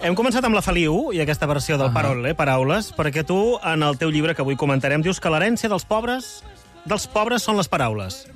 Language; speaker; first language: Catalan; native; Catalan